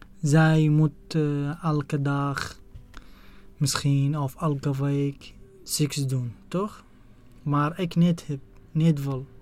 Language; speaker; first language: Dutch; non-native, learner; Arabic